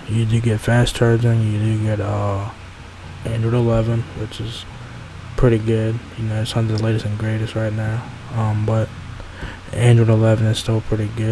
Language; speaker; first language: English; native; English